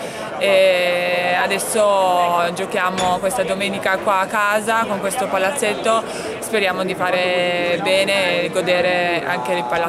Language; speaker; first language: Italian; non-native, fluent; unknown